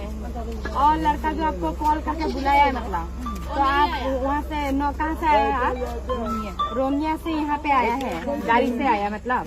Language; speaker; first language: Hindi; non-native, local second language; Assamese